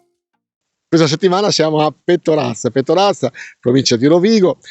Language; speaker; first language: Italian; native; Italian